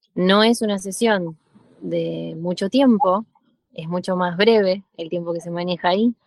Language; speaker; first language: Spanish; native; Spanish